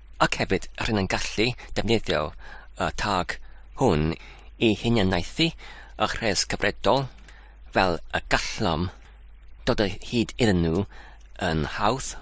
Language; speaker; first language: Welsh; non-native, learner; English